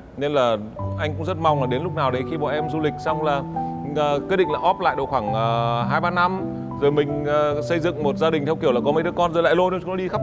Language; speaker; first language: Vietnamese; native; Vietnamese